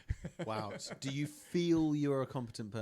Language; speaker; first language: English; native; English